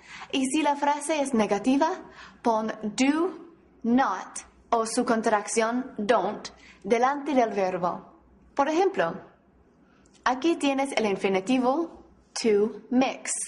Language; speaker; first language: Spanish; non-native, fluent; English